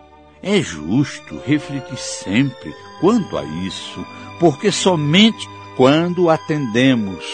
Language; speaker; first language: Portuguese; native; Portuguese